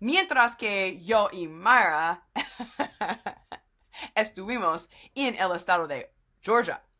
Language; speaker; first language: Spanish; non-native, fluent; English